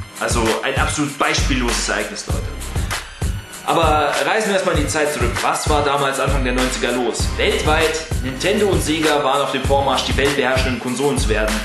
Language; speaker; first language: German; early bilingual, other home language; Russian